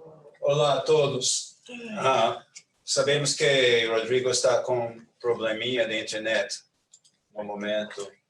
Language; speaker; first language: Portuguese; non-native, learner; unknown